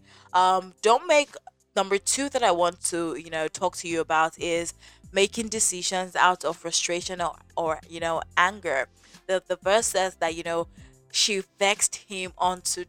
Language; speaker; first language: English; non-native, local second language; Yoruba